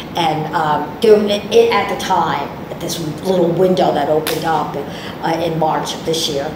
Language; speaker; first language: English; native; English